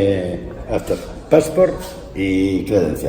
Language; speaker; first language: English; non-native, learner; Spanish